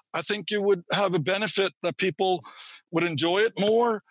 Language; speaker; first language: English; non-native, fluent; Swedish